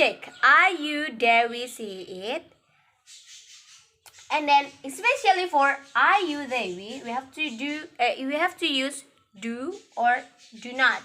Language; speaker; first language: English; non-native, learner; Indonesian